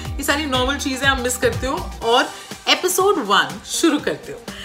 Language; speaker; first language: Hindi; native; Hindi